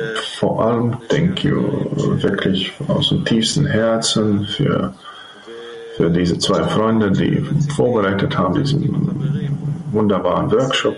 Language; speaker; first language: German; non-native, fluent; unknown